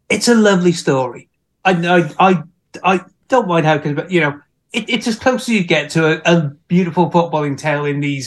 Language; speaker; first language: English; native; English